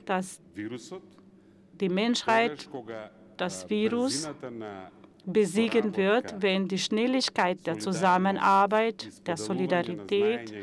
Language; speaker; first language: German; non-native, fluent; Macedonian